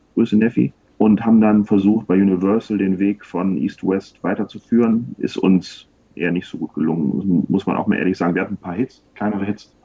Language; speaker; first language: German; native; German